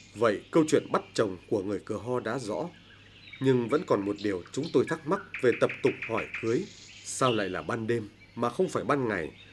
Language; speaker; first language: Vietnamese; native; Vietnamese